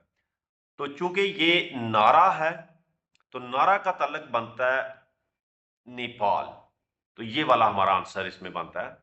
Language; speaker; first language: Urdu; non-native, local second language; Punjabi